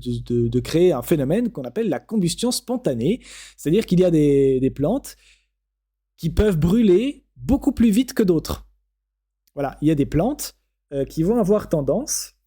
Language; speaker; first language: French; native; French